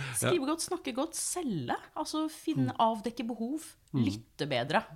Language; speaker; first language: Norwegian; non-native, fluent; English